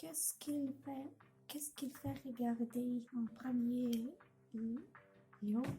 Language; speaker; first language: French; non-native, learner; Russian